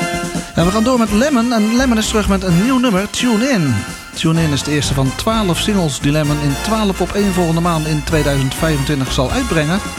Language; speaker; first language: Dutch; native; Dutch